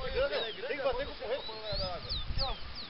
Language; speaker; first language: Portuguese; native; Portuguese